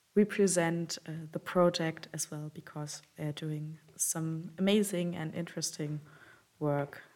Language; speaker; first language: English; non-native, fluent; German